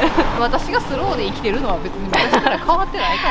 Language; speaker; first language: Japanese; native; Japanese